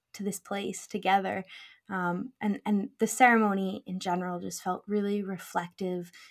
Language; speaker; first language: English; native; English